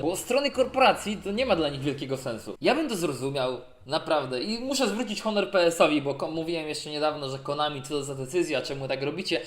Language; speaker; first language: Polish; native; Polish